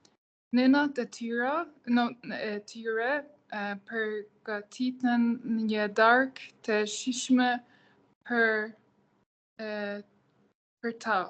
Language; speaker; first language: Albanian; non-native, learner; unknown